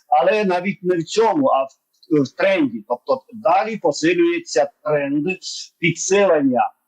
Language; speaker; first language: Ukrainian; non-native, local second language; Hungarian